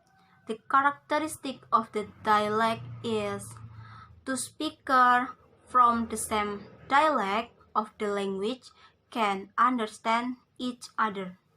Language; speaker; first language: English; non-native, learner; Indonesian